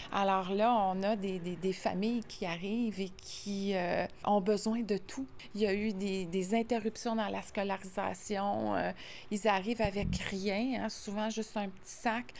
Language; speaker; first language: French; native; French